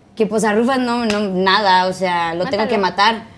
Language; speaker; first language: Spanish; native; Spanish